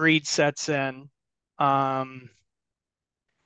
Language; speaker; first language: English; native; English